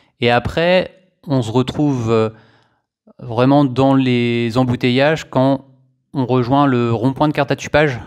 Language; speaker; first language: French; native; French